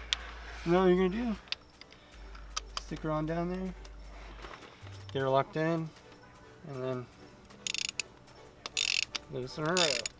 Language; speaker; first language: English; native; English